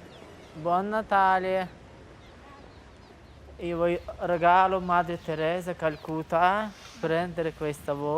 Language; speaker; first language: Italian; non-native, learner; Russian